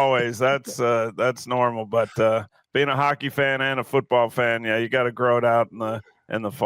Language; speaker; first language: English; native; English